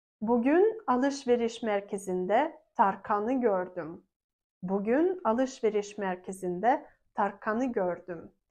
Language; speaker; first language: Turkish; non-native, fluent; Russian